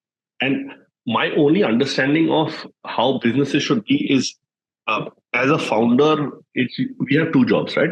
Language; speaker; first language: English; non-native, local second language; Hindi